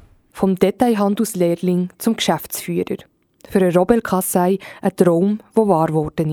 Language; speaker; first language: German; native; German